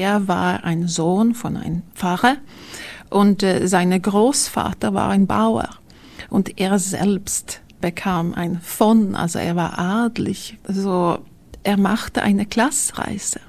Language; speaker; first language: German; non-native, learner; Swedish